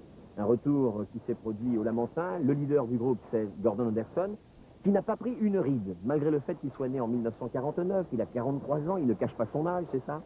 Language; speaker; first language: French; native; French